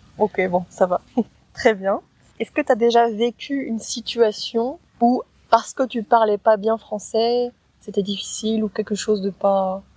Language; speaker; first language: French; native; French